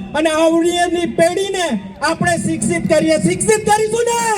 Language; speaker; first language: Gujarati; non-native, local second language; Gamit